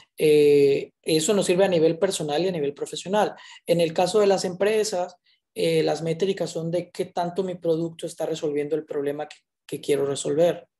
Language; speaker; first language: Spanish; native; Spanish